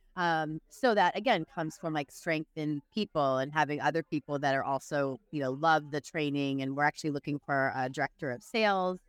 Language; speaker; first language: English; native; English